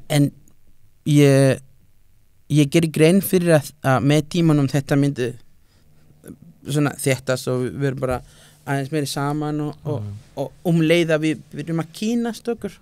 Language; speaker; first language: Icelandic; non-native, fluent; Spanish